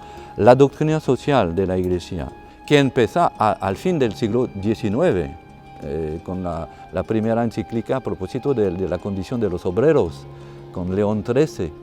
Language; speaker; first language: Spanish; non-native, fluent; French